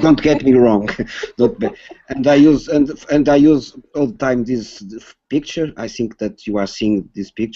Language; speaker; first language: English; non-native, learner; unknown